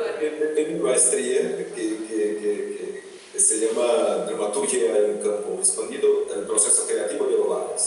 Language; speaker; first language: Spanish; non-native, fluent; Portuguese